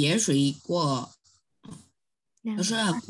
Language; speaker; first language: Chinese; non-native, learner; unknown